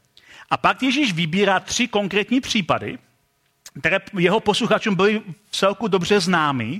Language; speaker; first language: Czech; native; Czech